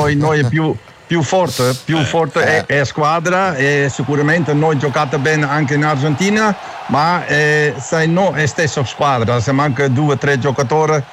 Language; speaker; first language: Italian; non-native, learner; Dutch